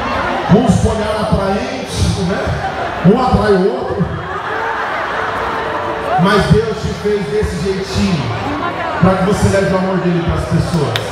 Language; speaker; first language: Portuguese; native; Portuguese